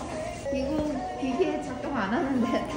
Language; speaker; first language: Korean; native; Korean